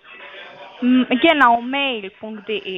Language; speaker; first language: German; non-native, fluent; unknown